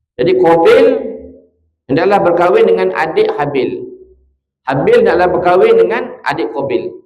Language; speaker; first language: Malay; native; Malay